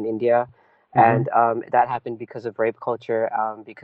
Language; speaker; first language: English; early bilingual, other home language; Punjabi